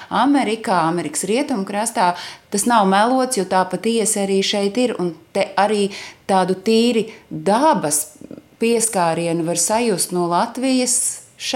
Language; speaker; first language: Latvian; native; Latvian